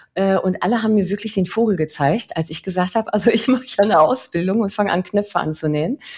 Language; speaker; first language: German; early bilingual, other home language; Spanish